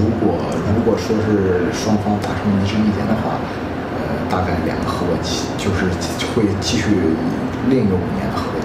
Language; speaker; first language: Chinese; native; Chinese